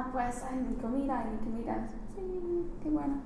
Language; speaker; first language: Spanish; non-native, learner; English